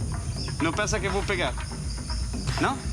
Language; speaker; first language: Portuguese; non-native, learner; French